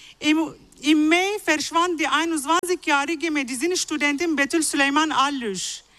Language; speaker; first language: German; non-native, fluent; Arabic